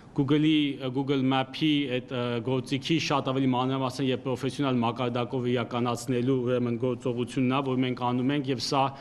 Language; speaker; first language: Armenian; native; Armenian